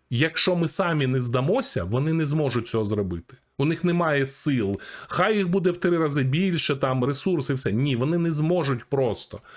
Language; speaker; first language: Ukrainian; native; Ukrainian